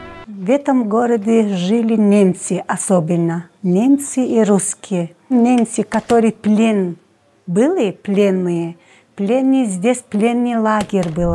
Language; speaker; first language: Russian; non-native, local second language; Tajik